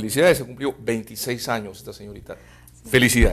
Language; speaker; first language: Spanish; native; Spanish